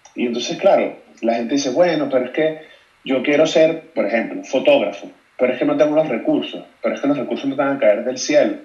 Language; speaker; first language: Spanish; native; Spanish